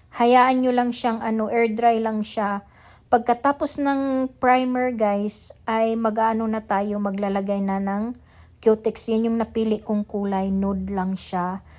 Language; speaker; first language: Filipino; non-native, local second language; Cebuano